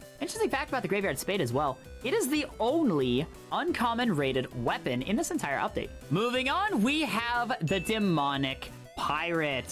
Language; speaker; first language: English; native; English